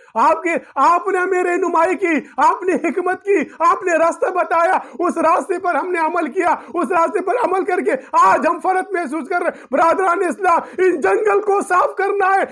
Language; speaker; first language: Urdu; non-native, local second language; Pashto